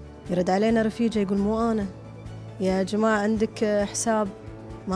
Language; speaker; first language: Arabic; native; Arabic